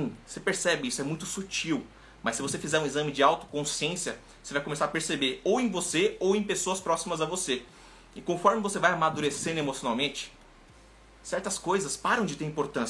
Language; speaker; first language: Portuguese; native; Portuguese